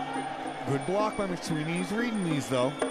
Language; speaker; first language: English; native; English